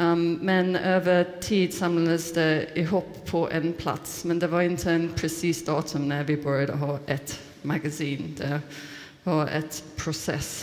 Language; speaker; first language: Swedish; non-native, fluent; English